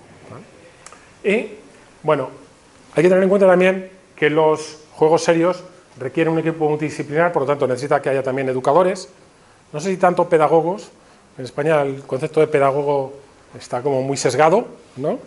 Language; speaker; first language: Spanish; native; Spanish